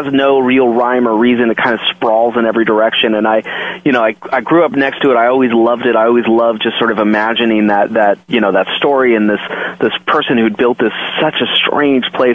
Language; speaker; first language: English; native; English